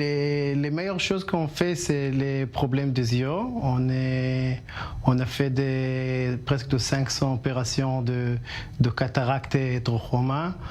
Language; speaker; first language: French; non-native, learner; Hebrew